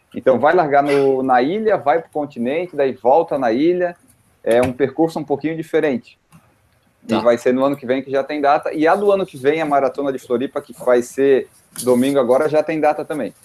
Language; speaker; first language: Portuguese; native; Portuguese